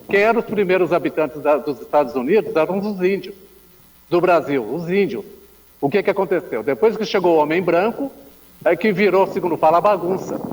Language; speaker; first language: Portuguese; native; Portuguese